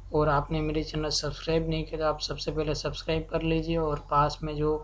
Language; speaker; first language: Hindi; non-native, local second language; Gujarati